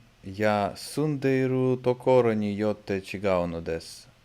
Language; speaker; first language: Japanese; non-native, learner; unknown